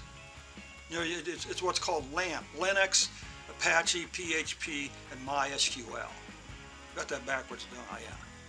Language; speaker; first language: English; native; English